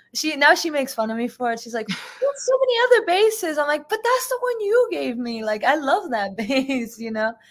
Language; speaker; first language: English; native; English